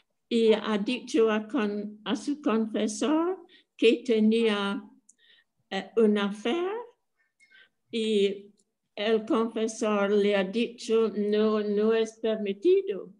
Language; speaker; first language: Spanish; non-native, fluent; English